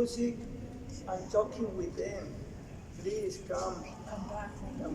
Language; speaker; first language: English; non-native, learner; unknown